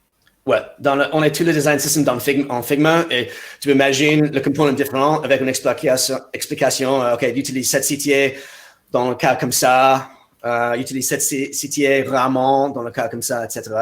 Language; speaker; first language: French; non-native, fluent; English